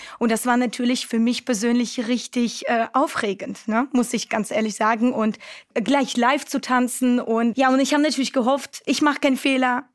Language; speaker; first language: German; non-native, fluent; Romanian